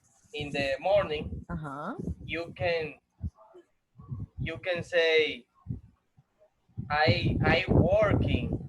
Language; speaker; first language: English; non-native, learner; Spanish